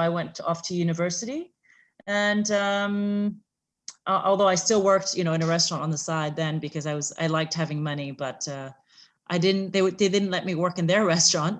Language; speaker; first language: English; native; English